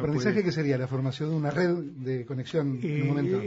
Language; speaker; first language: Spanish; native; Spanish